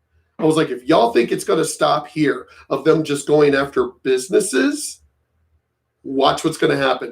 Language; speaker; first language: English; native; English